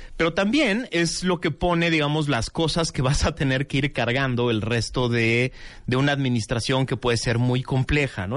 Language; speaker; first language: Spanish; native; Spanish